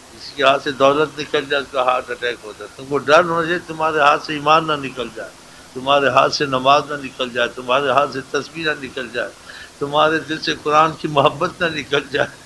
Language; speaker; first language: Urdu; non-native, local second language; Saraiki